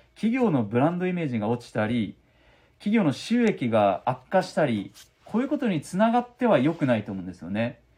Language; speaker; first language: Japanese; native; Japanese